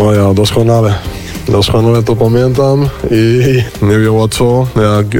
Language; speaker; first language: Polish; non-native, learner; Spanish